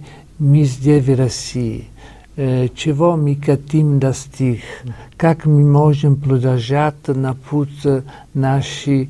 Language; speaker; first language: Russian; non-native, learner; Italian